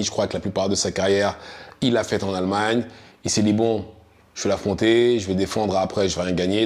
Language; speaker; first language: French; native; French